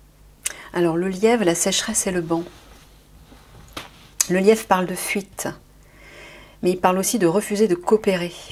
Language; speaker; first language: French; native; French